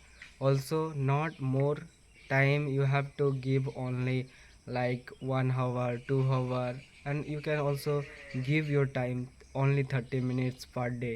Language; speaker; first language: English; non-native, learner; Bangla